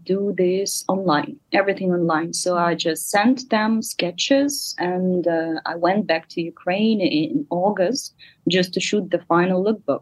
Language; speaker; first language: English; non-native, fluent; Ukrainian